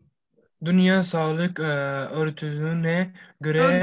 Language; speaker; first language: Turkish; non-native, learner; Arabic